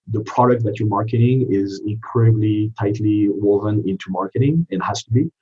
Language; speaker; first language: English; non-native, fluent; French